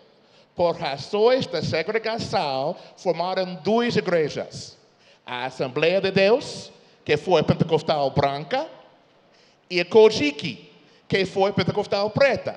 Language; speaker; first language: Portuguese; non-native, fluent; English